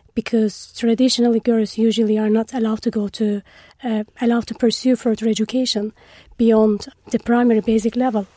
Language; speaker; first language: English; non-native, fluent; Turkish